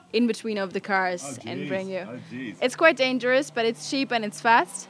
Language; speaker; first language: English; non-native, fluent; German